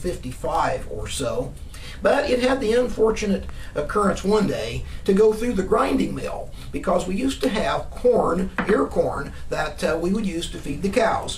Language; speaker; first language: English; native; English